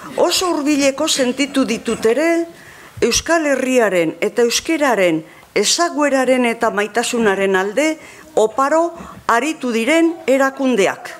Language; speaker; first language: Basque; native; Basque